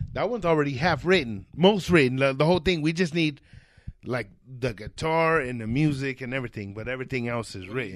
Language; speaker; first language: English; native; English